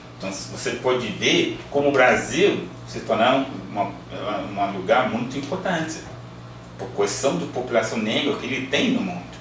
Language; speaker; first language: Portuguese; non-native, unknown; Yoruba